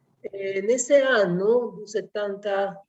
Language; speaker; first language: Portuguese; non-native, fluent; Italian